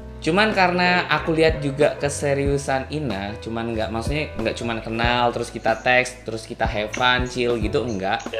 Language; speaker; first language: Indonesian; native; Indonesian